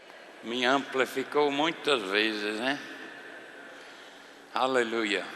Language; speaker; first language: Portuguese; non-native, fluent; English